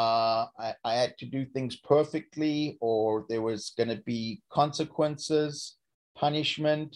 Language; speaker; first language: English; native; English